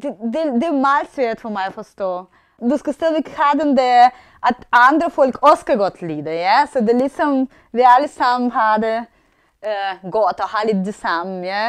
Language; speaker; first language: Danish; non-native, fluent; Russian